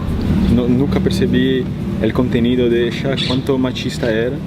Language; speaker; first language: Spanish; non-native, fluent; Portuguese